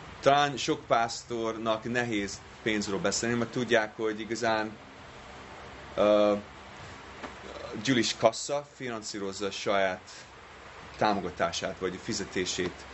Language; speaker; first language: Hungarian; non-native, fluent; English